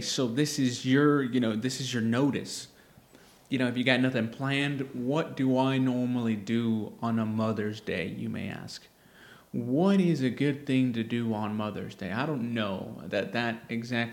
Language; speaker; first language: English; early bilingual, other home language; Spanish